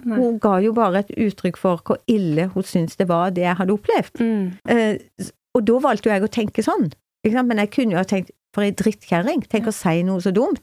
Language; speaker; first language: Norwegian; native; Norwegian